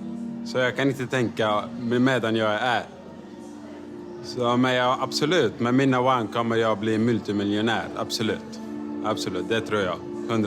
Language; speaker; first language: Swedish; non-native, learner; Arabic